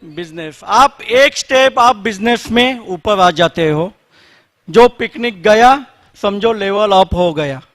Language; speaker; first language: Hindi; non-native, local second language; Marathi